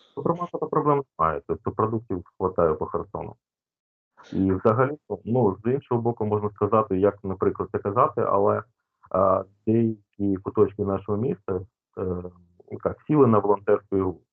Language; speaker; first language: Ukrainian; non-native, local second language; Russian